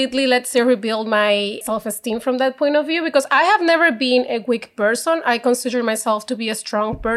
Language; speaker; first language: English; non-native, fluent; Spanish